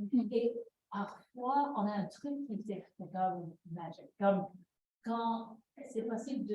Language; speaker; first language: French; non-native, learner; English